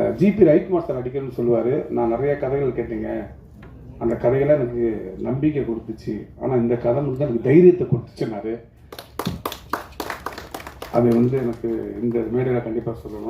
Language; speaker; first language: Tamil; native; Tamil